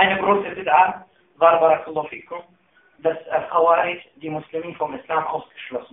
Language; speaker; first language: German; non-native, fluent; Arabic